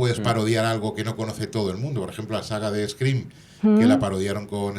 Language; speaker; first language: Spanish; native; Spanish